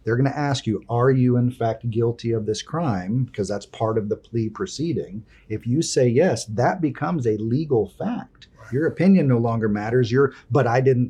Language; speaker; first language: English; early bilingual, other home language; Spanish